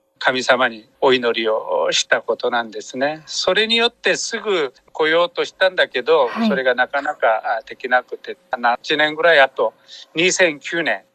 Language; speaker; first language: Japanese; non-native, fluent; Korean